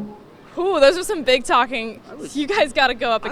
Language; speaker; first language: English; native; English